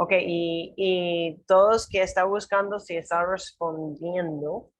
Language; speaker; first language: Spanish; non-native, learner; English